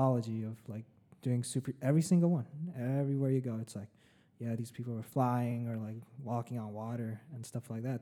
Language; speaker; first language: English; early bilingual, other home language; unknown